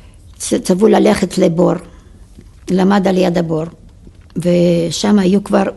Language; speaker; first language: Hebrew; non-native, fluent; Yiddish